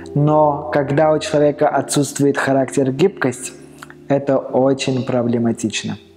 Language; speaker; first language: Russian; non-native, learner; Armenian